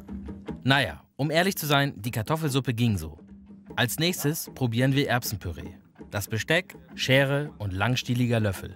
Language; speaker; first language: German; native; German